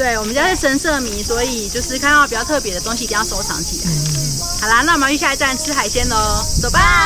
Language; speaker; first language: Chinese; native; Chinese